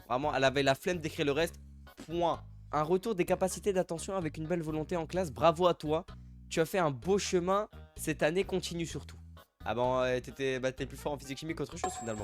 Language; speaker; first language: French; native; French